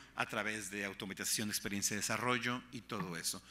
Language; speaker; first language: Spanish; native; Spanish